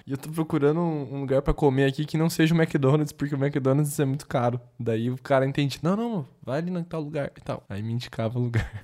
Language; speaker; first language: Portuguese; native; Portuguese